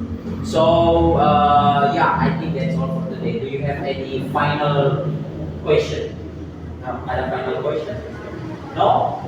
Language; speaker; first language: English; non-native, fluent; Indonesian